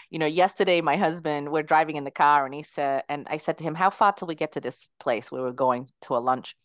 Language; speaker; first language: English; early bilingual, other home language; Spanish